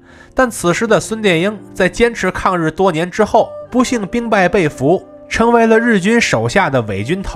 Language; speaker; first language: Chinese; native; Chinese